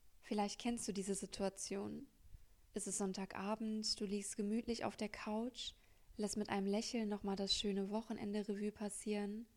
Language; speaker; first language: German; native; German